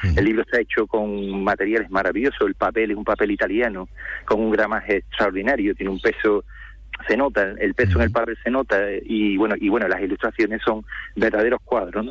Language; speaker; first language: Spanish; native; Spanish